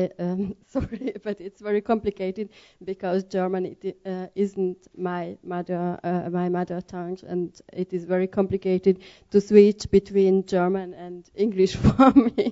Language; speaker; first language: English; non-native, learner; Hungarian